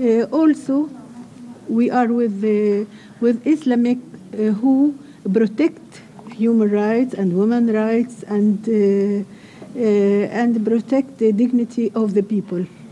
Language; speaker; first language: English; non-native, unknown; Arabic